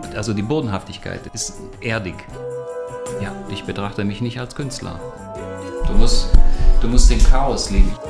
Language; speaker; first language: German; non-native, fluent; Romanian